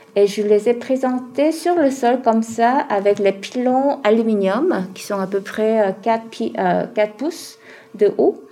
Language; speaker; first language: French; early bilingual, other home language; Korean